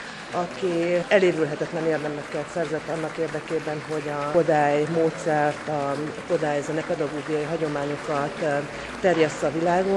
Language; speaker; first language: Hungarian; native; Hungarian